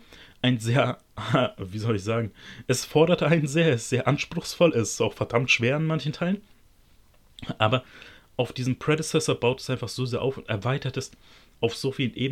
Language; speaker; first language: German; native; German